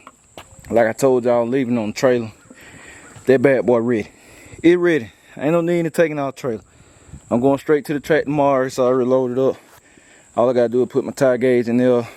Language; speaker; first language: English; native; English